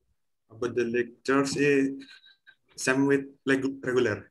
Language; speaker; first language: English; non-native, learner; Indonesian